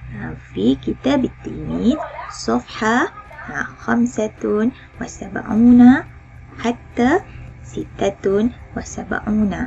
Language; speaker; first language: Arabic; non-native, fluent; Malay